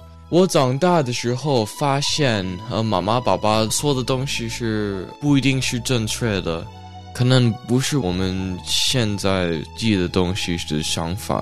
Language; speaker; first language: Chinese; early bilingual, heritage; Chinese